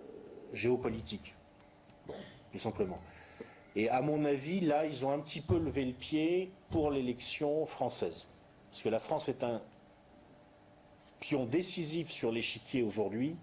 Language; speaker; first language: French; native; French